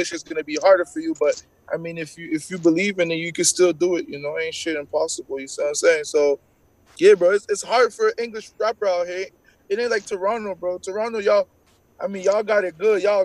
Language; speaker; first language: English; non-native, fluent; French